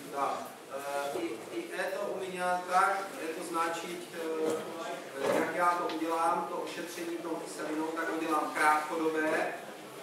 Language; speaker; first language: Russian; non-native, learner; Czech